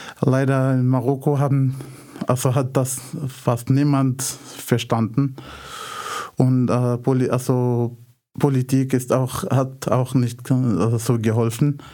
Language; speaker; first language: German; non-native, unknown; Arabic